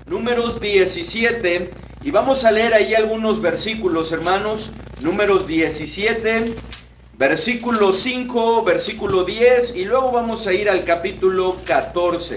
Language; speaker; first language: Spanish; native; Spanish